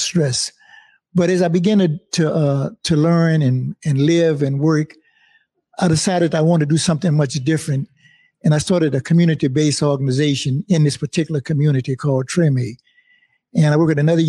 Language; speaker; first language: English; native; English